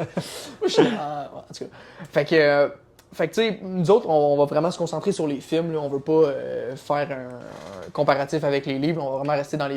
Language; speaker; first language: French; native; French